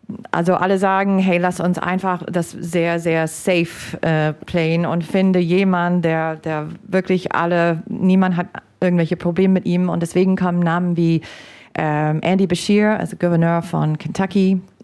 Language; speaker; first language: German; non-native, fluent; English